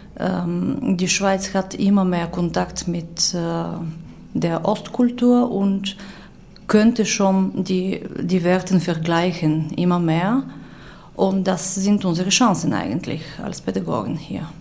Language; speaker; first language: German; non-native, fluent; Bulgarian